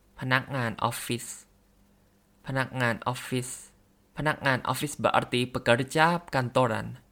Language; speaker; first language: Indonesian; non-native, learner; Thai